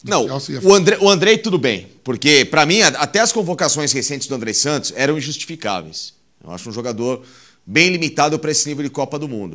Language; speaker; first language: Portuguese; native; Portuguese